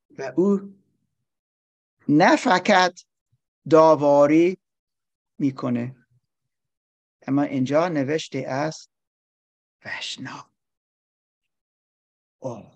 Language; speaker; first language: Persian; non-native, learner; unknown